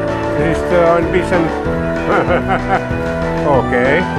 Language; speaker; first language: German; non-native, learner; Finnish